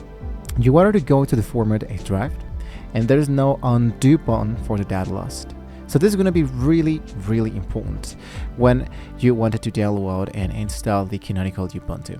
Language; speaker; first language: English; non-native, fluent; Spanish